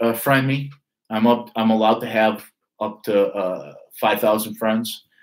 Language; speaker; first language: English; native; English